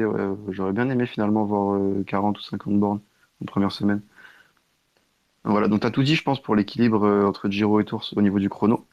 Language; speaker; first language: French; native; French